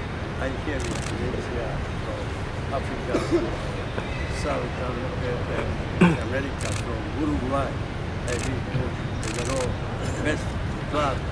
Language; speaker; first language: English; non-native, learner; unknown